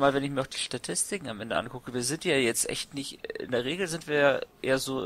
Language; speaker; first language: German; native; German